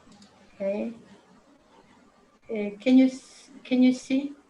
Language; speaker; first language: English; non-native, learner; Mongolian